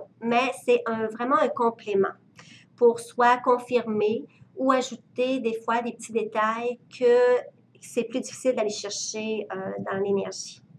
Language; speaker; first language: French; native; French